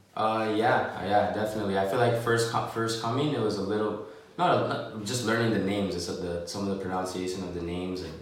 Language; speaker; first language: English; native; English